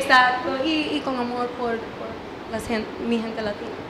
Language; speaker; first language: Spanish; early bilingual, heritage; English